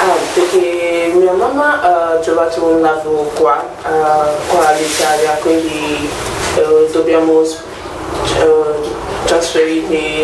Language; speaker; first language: Italian; non-native, learner; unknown